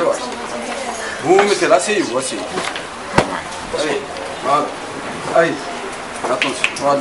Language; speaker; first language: French; non-native, local second language; Arabic